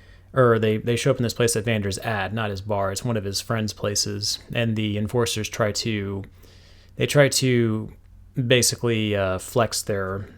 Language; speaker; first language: English; native; English